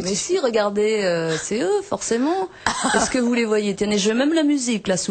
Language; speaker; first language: French; native; French